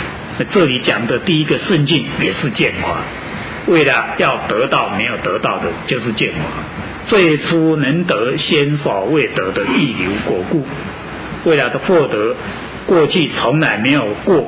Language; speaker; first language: Chinese; native; Chinese